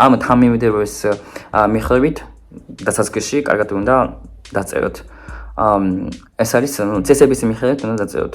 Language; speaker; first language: Georgian; non-native, fluent; Japanese